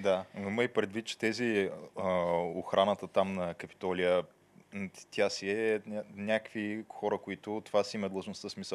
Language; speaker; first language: Bulgarian; native; Bulgarian